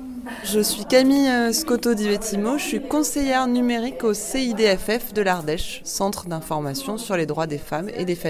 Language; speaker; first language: French; native; French